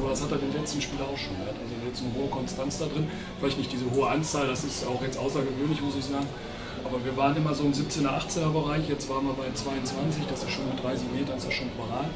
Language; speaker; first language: German; native; German